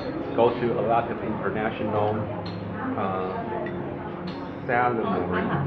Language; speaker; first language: English; non-native, learner; Chinese